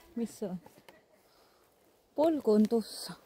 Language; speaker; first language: Finnish; non-native, learner; Filipino